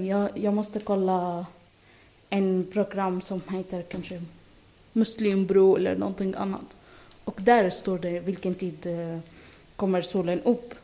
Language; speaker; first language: Swedish; non-native, fluent; Arabic